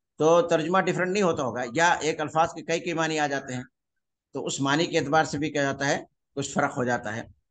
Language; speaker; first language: Urdu; native; Urdu